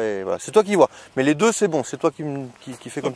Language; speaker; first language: French; native; French